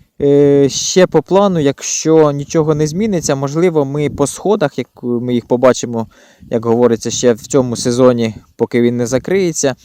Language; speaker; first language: Ukrainian; native; Ukrainian